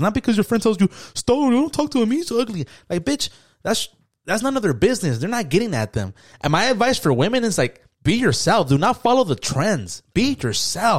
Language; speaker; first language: English; early bilingual, other home language; Spanish